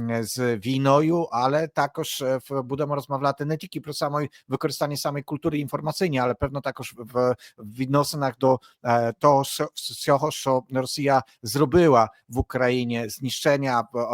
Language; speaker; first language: Polish; non-native, learner; Ukrainian